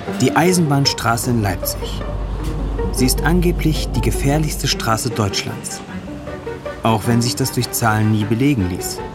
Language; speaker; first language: German; native; German